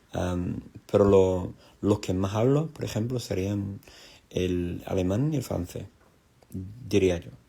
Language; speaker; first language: Spanish; non-native, fluent; English